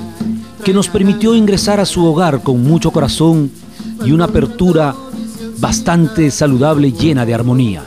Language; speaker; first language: Spanish; native; Spanish